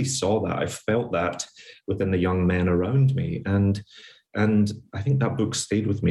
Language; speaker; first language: English; native; English